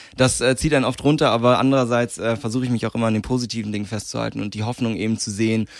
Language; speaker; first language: German; native; German